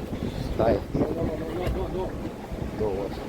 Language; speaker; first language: Russian; non-native, fluent; Urdu